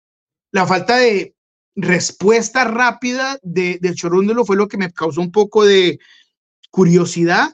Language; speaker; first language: Spanish; native; Spanish